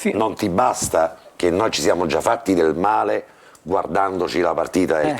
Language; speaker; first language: Italian; native; Italian